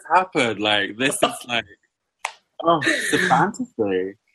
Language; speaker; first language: English; native; English